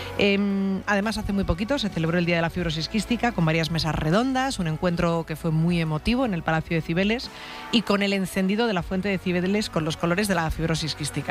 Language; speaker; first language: Spanish; native; Spanish